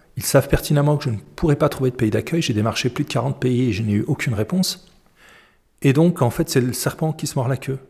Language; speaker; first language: French; early bilingual, other home language; Arabic